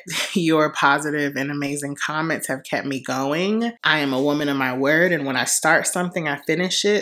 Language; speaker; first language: English; native; English